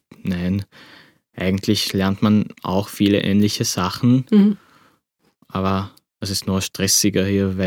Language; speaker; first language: German; non-native, fluent; Arabic